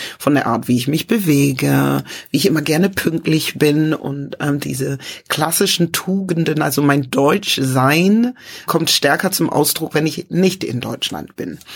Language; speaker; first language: German; early bilingual, other home language; English